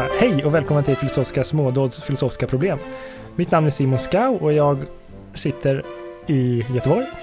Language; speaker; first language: Swedish; native; Swedish